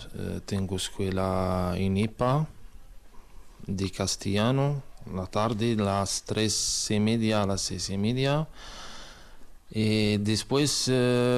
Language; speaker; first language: Spanish; non-native, learner; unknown